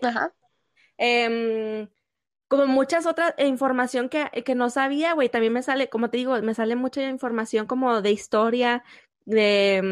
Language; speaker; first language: Spanish; native; Spanish